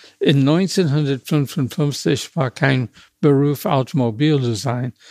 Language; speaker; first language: German; non-native, fluent; English